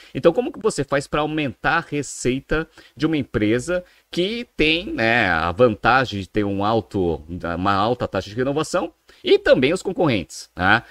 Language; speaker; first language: Portuguese; native; Portuguese